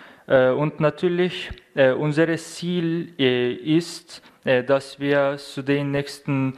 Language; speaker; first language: German; non-native, fluent; Turkish